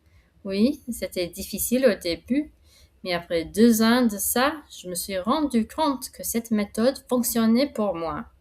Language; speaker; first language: French; non-native, fluent; English